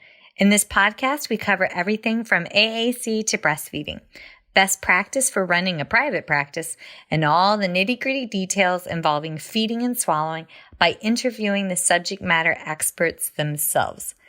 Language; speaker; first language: English; native; English